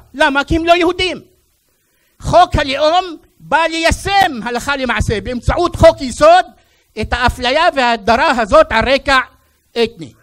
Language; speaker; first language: Hebrew; non-native, local second language; Arabic